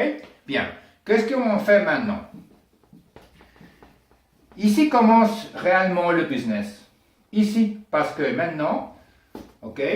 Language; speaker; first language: French; non-native, learner; Spanish